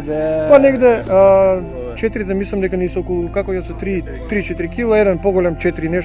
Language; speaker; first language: Macedonian; native; Macedonian